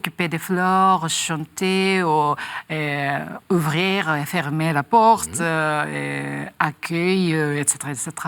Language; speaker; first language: French; non-native, learner; Japanese